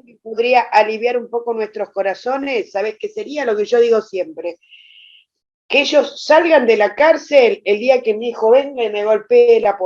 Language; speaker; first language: Spanish; native; Spanish